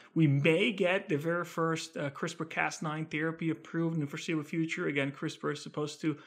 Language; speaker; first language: English; non-native, fluent; Italian